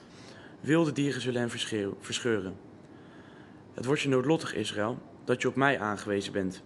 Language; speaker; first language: Dutch; native; Dutch